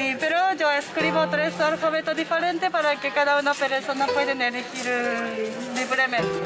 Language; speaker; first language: Spanish; non-native, learner; Japanese